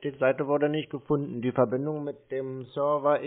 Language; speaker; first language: German; native; German